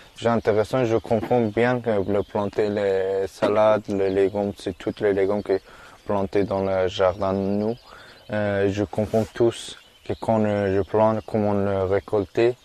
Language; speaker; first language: French; non-native, learner; Persian